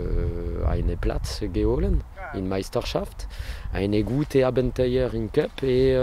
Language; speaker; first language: German; non-native, learner; French